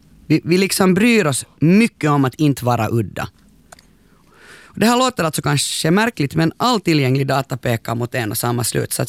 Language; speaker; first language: Swedish; native; Swedish